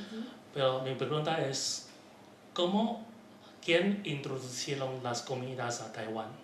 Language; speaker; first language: Spanish; non-native, learner; Chinese